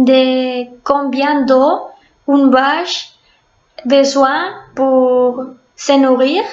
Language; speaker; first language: French; non-native, fluent; Spanish